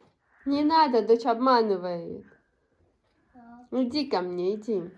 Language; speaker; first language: Russian; non-native, fluent; Georgian